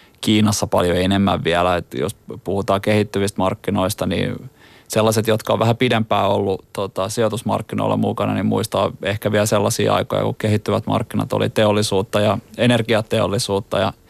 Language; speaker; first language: Finnish; native; Finnish